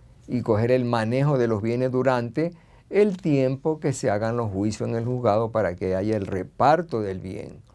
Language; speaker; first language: Spanish; native; Spanish